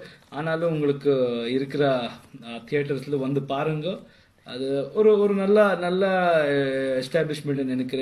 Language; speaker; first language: Tamil; non-native, learner; Kannada